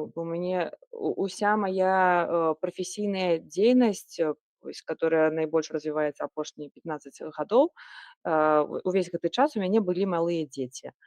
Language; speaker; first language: Belarusian; non-native, local second language; Russian